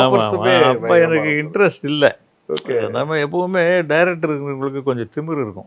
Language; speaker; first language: Tamil; native; Tamil